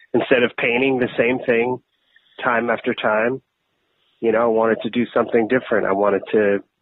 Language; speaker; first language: English; native; English